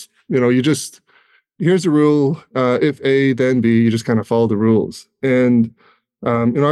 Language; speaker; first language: English; native; English